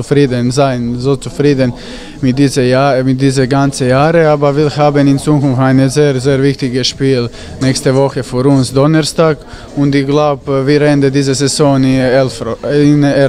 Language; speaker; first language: German; non-native, learner; Croatian